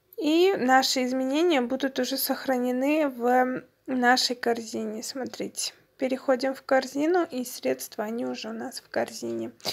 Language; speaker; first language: Russian; non-native, local second language; Armenian